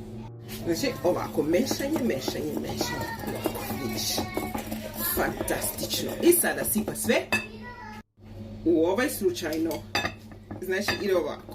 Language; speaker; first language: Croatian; early bilingual, heritage; Serbian